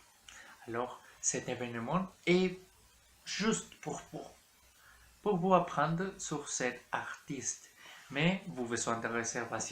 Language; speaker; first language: French; non-native, learner; Spanish